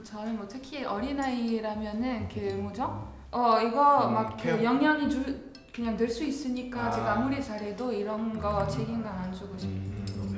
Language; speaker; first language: Korean; non-native, fluent; French